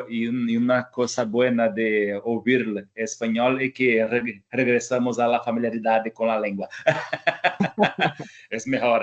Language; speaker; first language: Spanish; non-native, learner; Portuguese